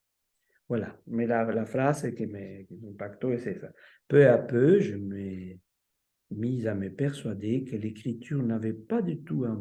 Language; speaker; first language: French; non-native, fluent; Spanish